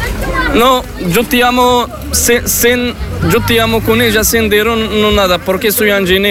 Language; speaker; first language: Spanish; non-native, learner; Arabic